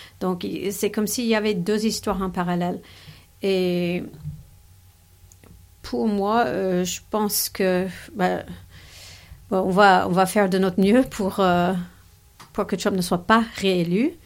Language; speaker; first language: French; non-native, fluent; English